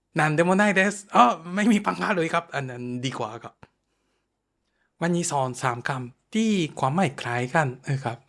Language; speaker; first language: Thai; non-native, fluent; Japanese